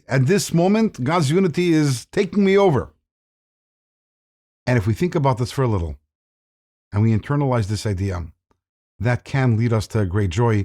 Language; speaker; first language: English; native; English